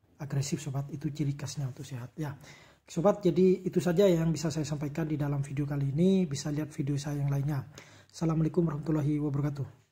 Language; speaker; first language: Indonesian; non-native, local second language; Javanese